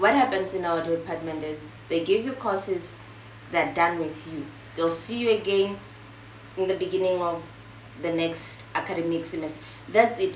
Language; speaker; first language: English; non-native, local second language; Southern Sotho